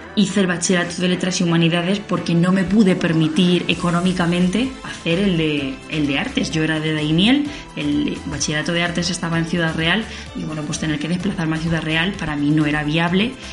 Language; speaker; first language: Spanish; native; Spanish